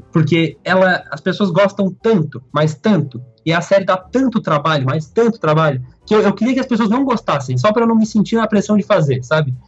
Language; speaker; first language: Portuguese; native; Portuguese